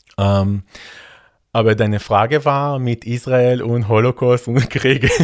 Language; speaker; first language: German; non-native, fluent; Hebrew